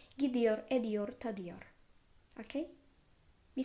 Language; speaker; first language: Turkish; non-native, fluent; Indonesian